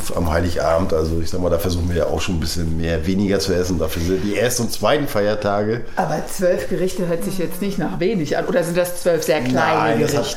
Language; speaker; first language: German; native; German